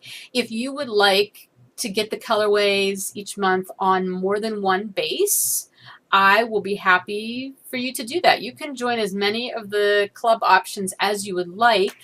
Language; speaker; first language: English; native; English